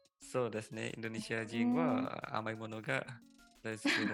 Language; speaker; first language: Japanese; non-native, fluent; Indonesian